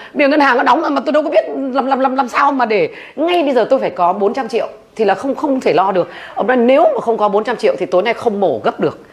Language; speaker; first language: Vietnamese; native; Vietnamese